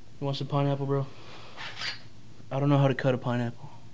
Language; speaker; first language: English; early bilingual, other home language; Spanish